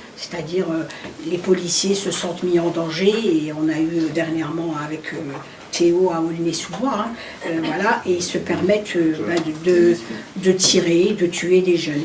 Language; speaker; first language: French; early bilingual, other home language; Arabic